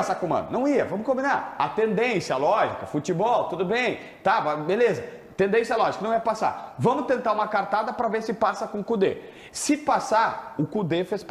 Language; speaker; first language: Portuguese; native; Portuguese